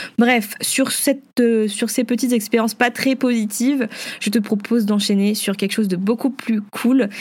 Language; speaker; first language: French; early bilingual, other home language; Vietnamese